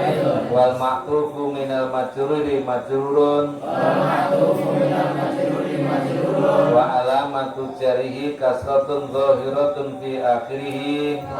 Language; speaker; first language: Arabic; non-native, fluent; Javanese